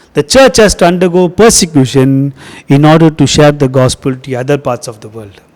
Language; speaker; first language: English; non-native, local second language; Tamil